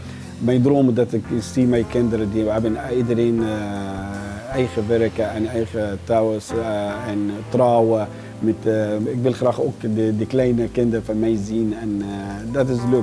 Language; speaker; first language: Dutch; non-native, fluent; Arabic